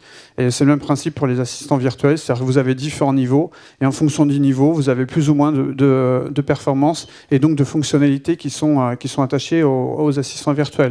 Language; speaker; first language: French; native; French